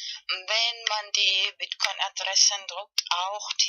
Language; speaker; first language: German; non-native, fluent; Spanish